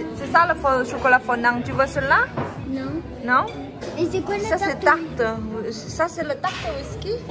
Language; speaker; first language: French; non-native, learner; Vietnamese